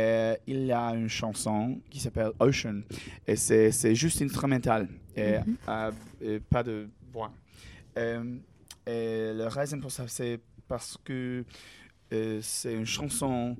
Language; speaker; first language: French; non-native, learner; English